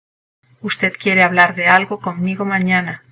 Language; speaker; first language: Spanish; non-native, learner; English